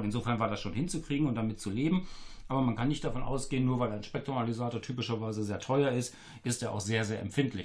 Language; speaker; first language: German; native; German